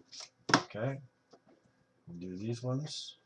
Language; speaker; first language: English; native; English